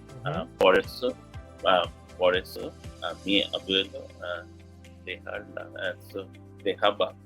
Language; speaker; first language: Spanish; non-native, learner; English